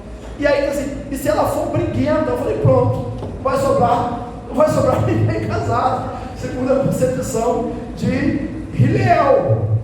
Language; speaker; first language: Portuguese; native; Portuguese